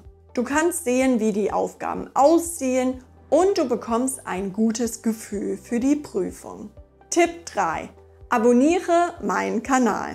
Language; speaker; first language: German; non-native, fluent; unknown